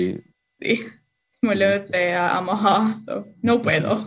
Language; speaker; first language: Spanish; non-native, learner; English